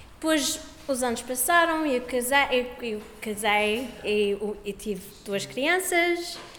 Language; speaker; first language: Portuguese; early bilingual, heritage; Portuguese